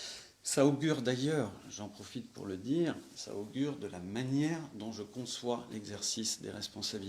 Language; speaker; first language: French; native; French